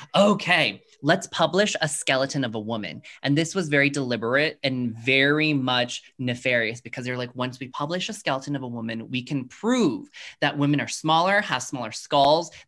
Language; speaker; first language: English; native; English